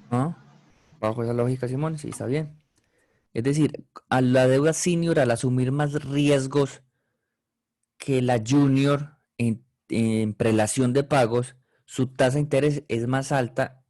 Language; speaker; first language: Spanish; native; Spanish